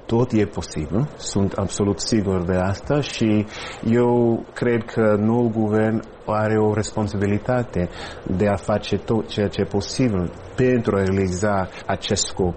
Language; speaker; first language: Romanian; non-native, fluent; English